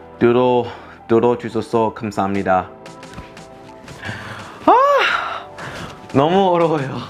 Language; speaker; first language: Korean; non-native, learner; English